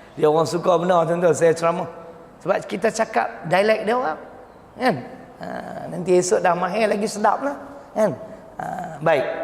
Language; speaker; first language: Malay; native; Malay